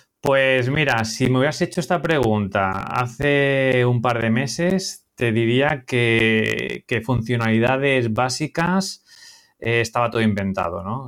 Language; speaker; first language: Spanish; native; Spanish